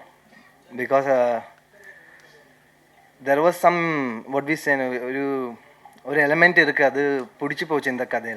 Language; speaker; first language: Tamil; non-native, learner; Malayalam